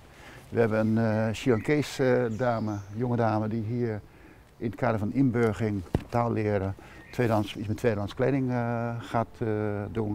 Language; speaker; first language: Dutch; native; Dutch